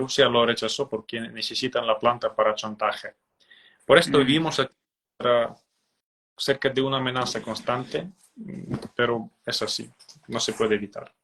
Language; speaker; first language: Spanish; non-native, fluent; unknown